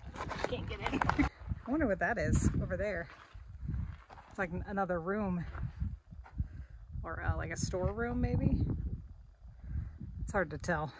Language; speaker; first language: English; native; English